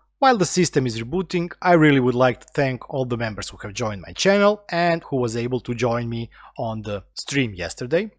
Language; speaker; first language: English; non-native, fluent; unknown